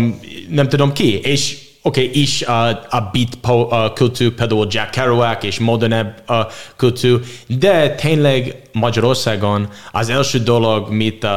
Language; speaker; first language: Hungarian; non-native, learner; English